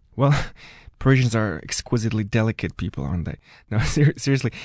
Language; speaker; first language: English; non-native, fluent; French